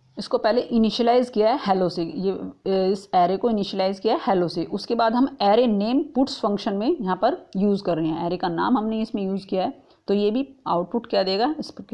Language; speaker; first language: Hindi; native; Hindi